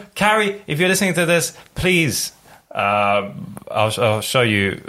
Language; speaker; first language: English; early bilingual, other home language; Arabic